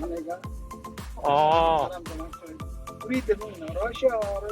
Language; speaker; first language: Korean; non-native, learner; Mongolian